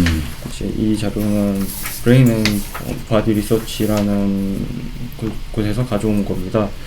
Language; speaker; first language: Korean; native; Korean